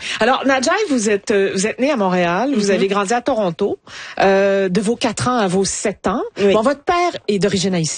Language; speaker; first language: French; native; French